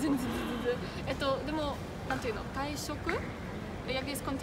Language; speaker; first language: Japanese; non-native, learner; Polish